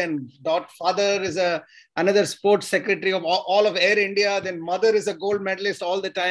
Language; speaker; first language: English; non-native, local second language; Tamil